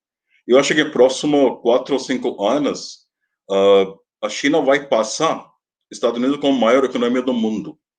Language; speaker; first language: Portuguese; non-native, fluent; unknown